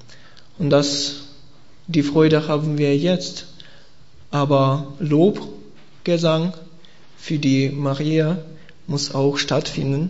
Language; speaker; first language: German; non-native, learner; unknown